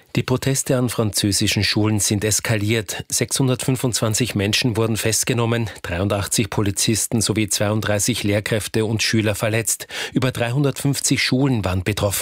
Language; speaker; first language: German; native; German